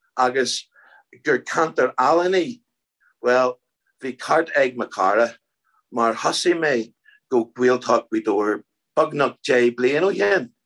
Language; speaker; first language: Irish; non-native, local second language; English